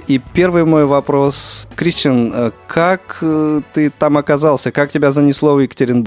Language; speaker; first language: Russian; native; Russian